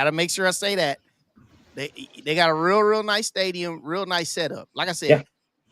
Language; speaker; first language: English; native; English